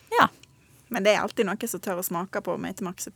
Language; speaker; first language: Norwegian; native; Norwegian